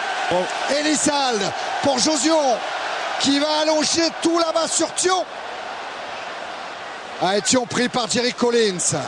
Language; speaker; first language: French; native; French